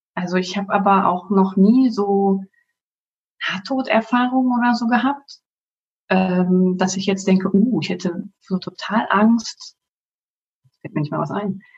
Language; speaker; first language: German; native; German